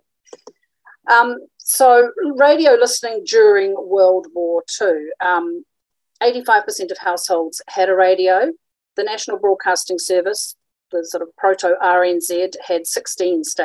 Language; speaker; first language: English; native; English